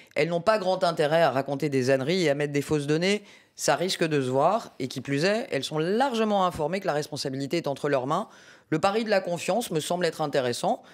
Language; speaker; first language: French; native; French